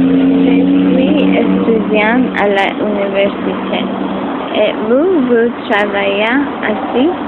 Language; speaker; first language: French; non-native, learner; English